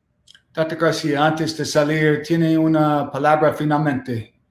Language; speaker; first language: Spanish; non-native, learner; English